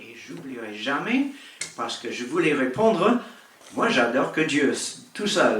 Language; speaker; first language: French; native; French